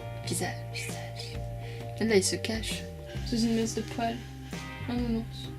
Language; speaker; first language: French; native; French